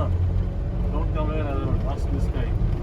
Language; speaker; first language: English; non-native, learner; Tamil